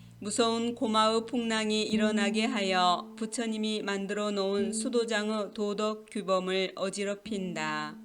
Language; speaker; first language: Korean; native; Korean